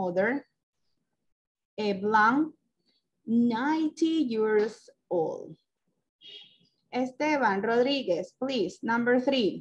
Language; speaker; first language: English; non-native, local second language; Spanish